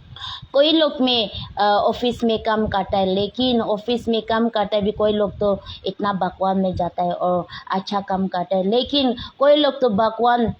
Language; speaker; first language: Hindi; non-native, local second language; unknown